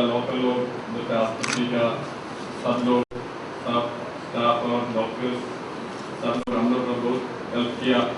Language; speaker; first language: Hindi; non-native, local second language; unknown